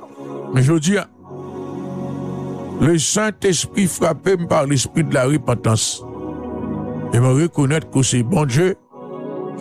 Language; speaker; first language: French; non-native, local second language; Haitian Creole